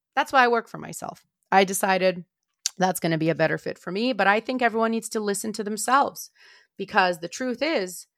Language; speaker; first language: English; non-native, fluent; Romanian